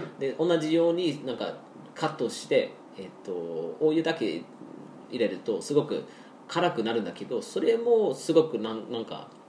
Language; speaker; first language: Japanese; non-native, fluent; English